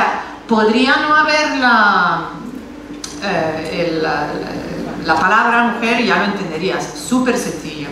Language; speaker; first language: Spanish; non-native, fluent; Italian